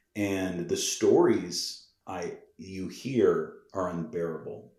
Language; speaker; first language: English; native; English